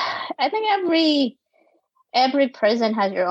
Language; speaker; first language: English; non-native, local second language; Filipino